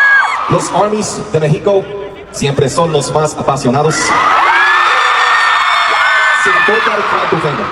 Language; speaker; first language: Spanish; non-native, learner; Korean